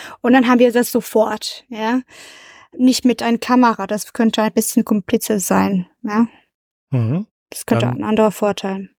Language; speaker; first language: German; non-native, learner; French